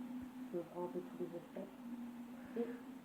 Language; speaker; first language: French; native; French